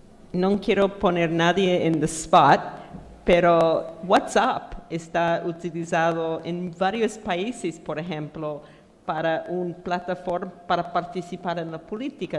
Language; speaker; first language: Spanish; non-native, fluent; English